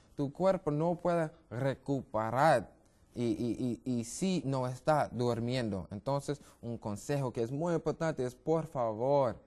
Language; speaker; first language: Spanish; non-native, learner; English